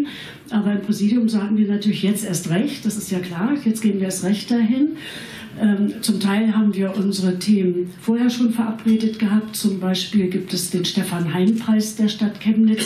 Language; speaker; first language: German; native; German